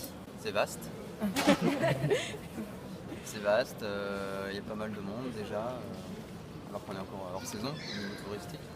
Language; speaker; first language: French; native; French